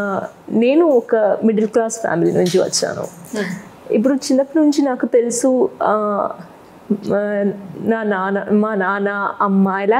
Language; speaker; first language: Telugu; non-native, fluent; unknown